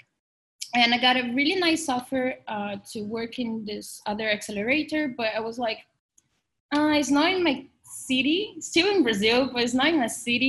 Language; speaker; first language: English; non-native, fluent; Portuguese